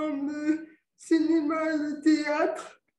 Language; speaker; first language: French; non-native, local second language; Arabic